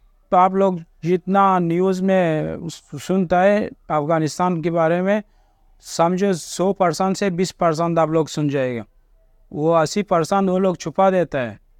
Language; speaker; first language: Urdu; non-native, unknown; Persian